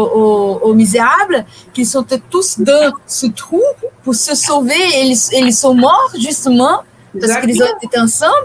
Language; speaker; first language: French; non-native, fluent; Portuguese